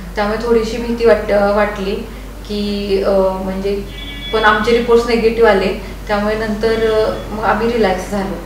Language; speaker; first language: Marathi; native; Marathi